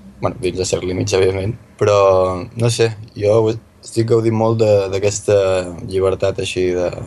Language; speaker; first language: Catalan; native; Catalan